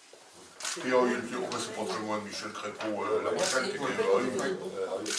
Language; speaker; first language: French; native; French